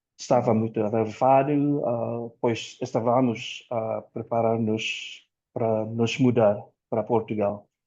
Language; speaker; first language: Portuguese; non-native, fluent; Indonesian